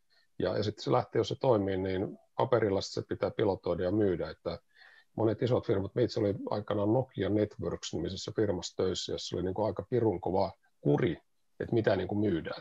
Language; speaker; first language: Finnish; native; Finnish